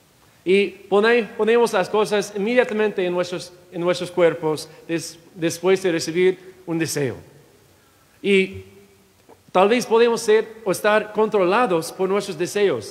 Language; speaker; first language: Spanish; non-native, fluent; English